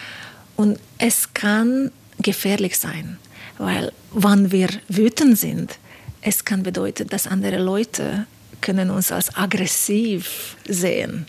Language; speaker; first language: German; non-native, fluent; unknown